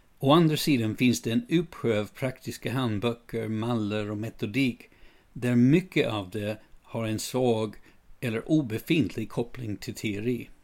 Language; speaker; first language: Swedish; non-native, fluent; English